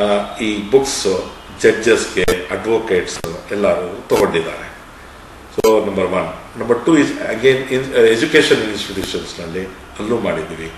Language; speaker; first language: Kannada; non-native, local second language; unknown